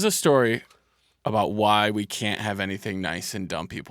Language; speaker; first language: English; native; English